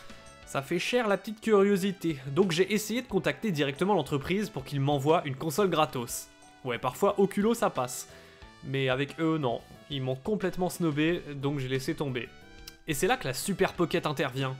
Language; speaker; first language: French; native; French